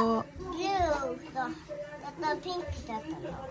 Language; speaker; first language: Japanese; early bilingual, other home language; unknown